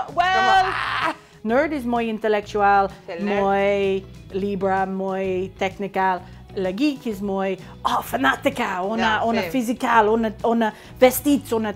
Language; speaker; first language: Spanish; non-native, learner; English